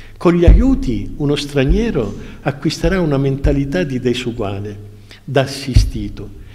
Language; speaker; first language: Italian; native; Italian